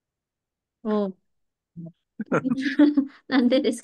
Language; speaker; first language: Japanese; non-native, fluent; Vietnamese